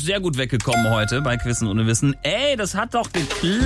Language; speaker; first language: German; native; German